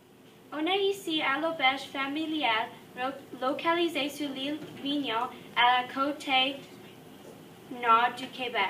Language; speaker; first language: French; non-native, learner; English